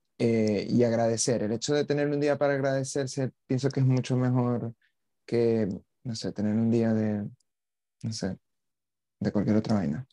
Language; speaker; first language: Spanish; native; Spanish